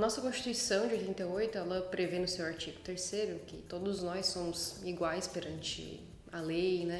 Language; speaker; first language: Portuguese; native; Portuguese